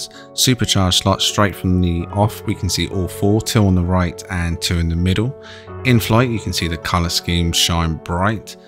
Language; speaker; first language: English; native; English